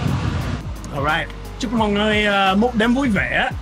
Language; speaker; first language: Vietnamese; non-native, fluent; English